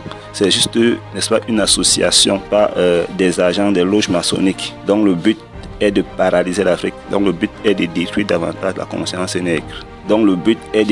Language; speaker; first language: French; non-native, local second language; Kongo